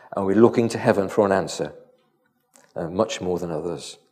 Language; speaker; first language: English; native; English